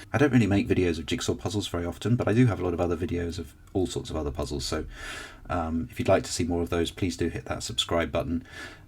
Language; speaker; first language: English; native; English